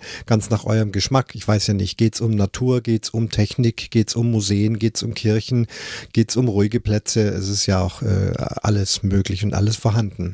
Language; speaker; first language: German; native; German